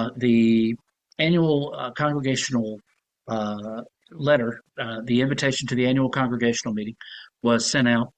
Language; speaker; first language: English; native; English